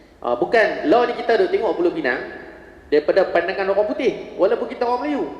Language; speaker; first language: Malay; native; Malay